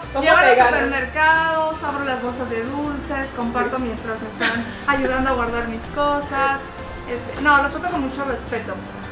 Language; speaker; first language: Spanish; native; Spanish